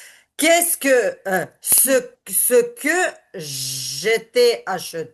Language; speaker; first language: French; non-native, learner; Ukrainian